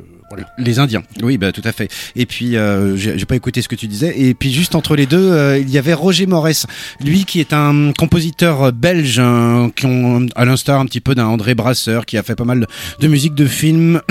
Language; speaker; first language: French; native; French